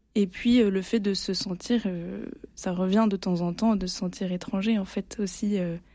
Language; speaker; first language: French; native; French